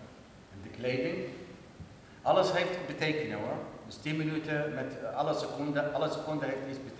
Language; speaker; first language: Dutch; non-native, learner; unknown